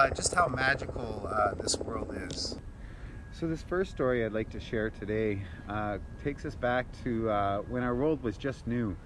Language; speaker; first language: English; native; English